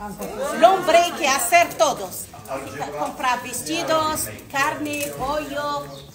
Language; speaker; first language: Spanish; non-native, learner; Arabic